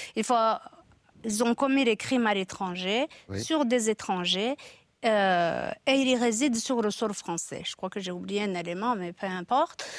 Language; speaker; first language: French; non-native, local second language; Kinyarwanda